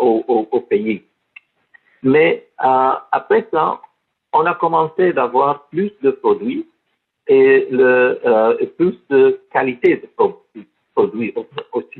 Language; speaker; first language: French; non-native, learner; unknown